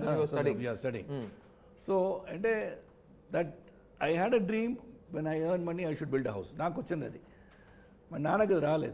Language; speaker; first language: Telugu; non-native, local second language; Tamil